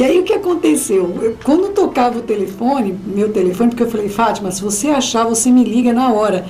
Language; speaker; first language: Portuguese; native; Portuguese